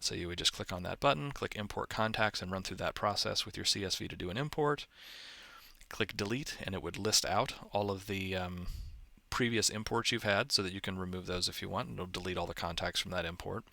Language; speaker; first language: English; native; English